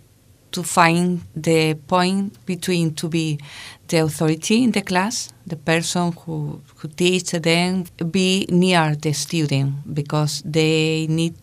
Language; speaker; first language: English; non-native, learner; Spanish